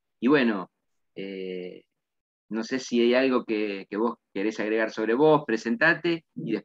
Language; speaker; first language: Spanish; native; Spanish